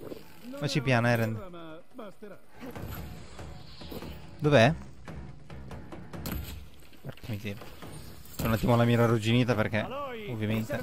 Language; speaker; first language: Italian; native; Italian